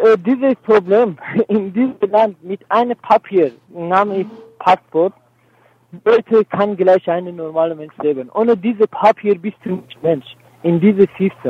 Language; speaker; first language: German; non-native, learner; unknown